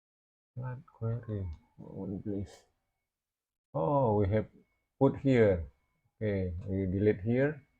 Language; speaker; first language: English; non-native, learner; Indonesian